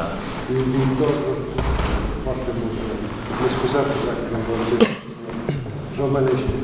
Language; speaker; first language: Romanian; non-native, learner; Italian